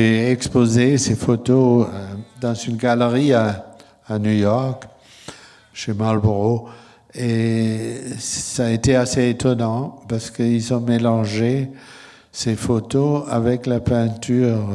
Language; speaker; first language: French; non-native, fluent; German